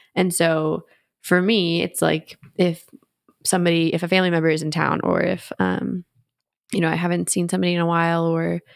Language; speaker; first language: English; native; English